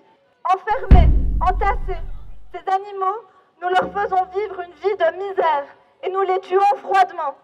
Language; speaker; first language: French; native; French